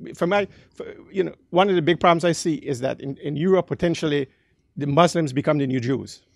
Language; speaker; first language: English; early bilingual, other home language; Dutch